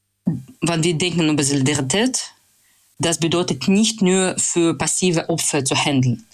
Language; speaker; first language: German; non-native, fluent; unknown